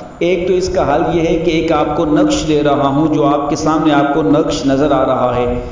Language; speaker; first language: Urdu; non-native, local second language; Punjabi